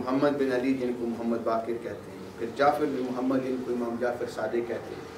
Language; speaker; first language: Urdu; native; Urdu